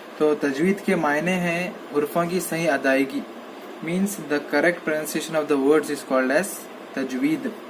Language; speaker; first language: Urdu; native; Urdu